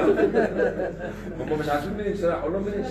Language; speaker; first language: Arabic; native; Arabic